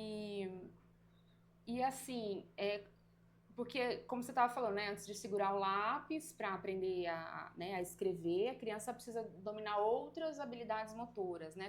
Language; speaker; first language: Portuguese; native; Portuguese